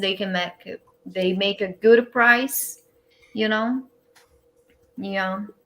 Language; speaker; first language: English; non-native, learner; Portuguese